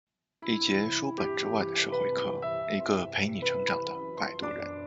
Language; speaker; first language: Chinese; native; Chinese